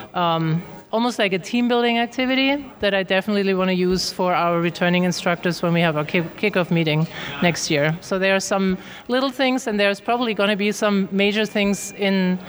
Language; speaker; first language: English; non-native, fluent; German